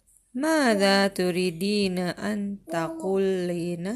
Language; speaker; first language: Arabic; non-native, learner; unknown